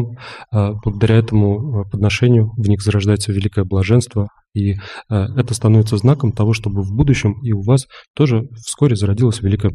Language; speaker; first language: Russian; native; Russian